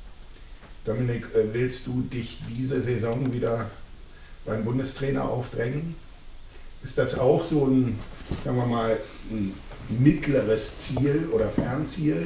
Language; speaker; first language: German; native; German